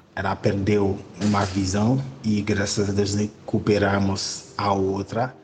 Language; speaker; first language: Portuguese; non-native, fluent; Haitian Creole